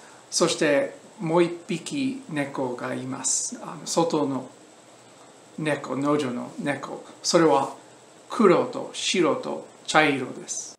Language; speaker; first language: Japanese; non-native, fluent; English